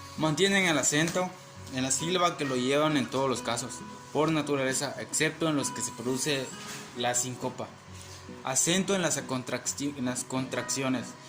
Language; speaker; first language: Spanish; native; Spanish